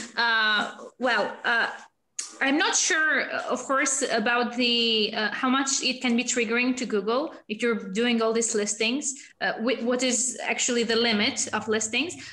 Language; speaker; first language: English; non-native, fluent; Albanian